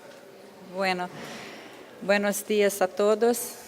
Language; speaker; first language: Spanish; non-native, learner; Portuguese